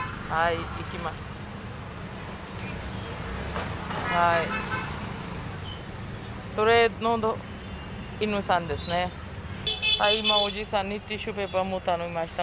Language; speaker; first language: Japanese; non-native, fluent; Hindi